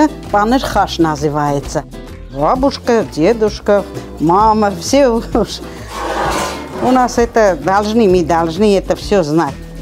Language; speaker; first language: Russian; non-native, fluent; Armenian